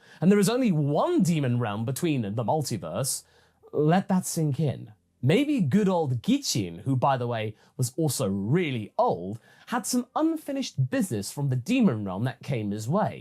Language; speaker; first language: English; native; English